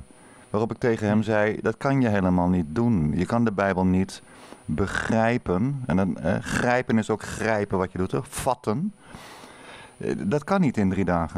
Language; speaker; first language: Dutch; native; Dutch